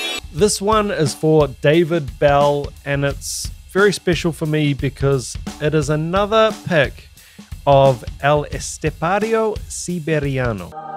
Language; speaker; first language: English; native; English